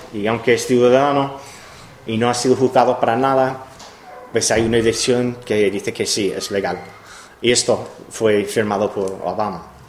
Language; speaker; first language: Spanish; non-native, fluent; English